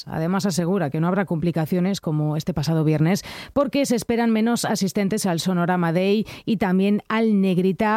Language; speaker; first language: Spanish; native; Spanish